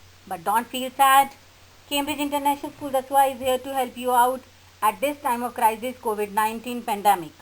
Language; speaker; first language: English; non-native, local second language; Hindi